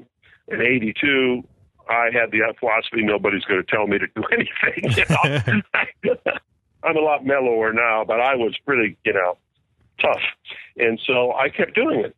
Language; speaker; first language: English; native; English